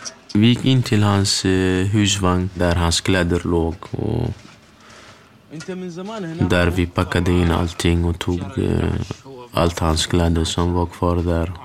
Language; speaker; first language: Swedish; early bilingual, other home language; Kurdish